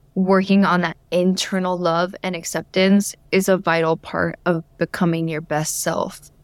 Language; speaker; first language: English; native; English